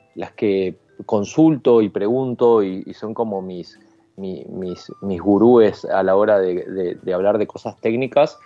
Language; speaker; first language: Spanish; native; Spanish